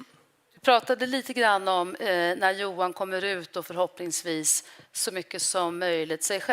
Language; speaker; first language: Swedish; native; Swedish